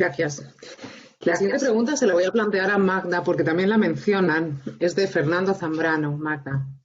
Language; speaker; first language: Spanish; native; Spanish